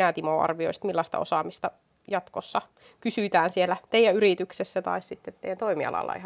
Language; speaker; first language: Finnish; native; Finnish